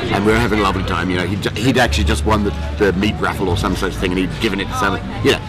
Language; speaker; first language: English; native; English